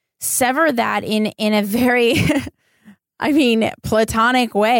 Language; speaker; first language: English; native; English